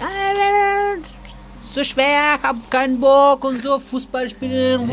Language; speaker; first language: German; non-native, learner; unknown